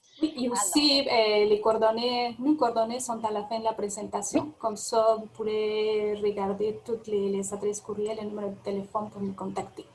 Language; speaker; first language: French; non-native, fluent; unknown